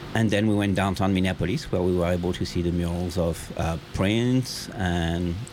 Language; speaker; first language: English; non-native, fluent; French